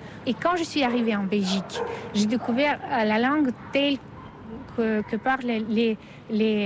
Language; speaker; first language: French; non-native, fluent; Russian